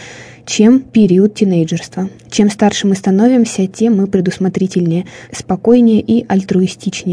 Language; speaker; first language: Russian; native; Russian